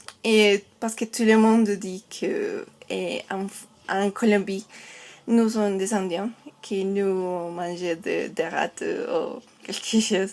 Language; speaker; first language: French; non-native, learner; Spanish